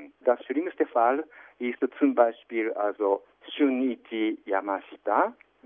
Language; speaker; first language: German; non-native, fluent; Japanese